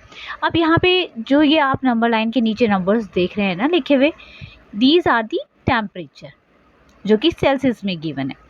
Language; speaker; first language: Hindi; native; Hindi